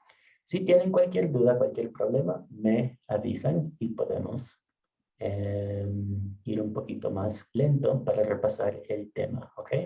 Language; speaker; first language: Spanish; non-native, fluent; English